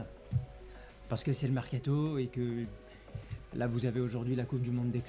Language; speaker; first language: French; native; French